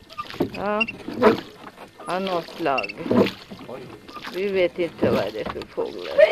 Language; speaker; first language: Swedish; non-native, fluent; Spanish